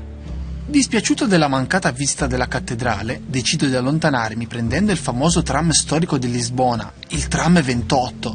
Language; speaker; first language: Italian; native; Italian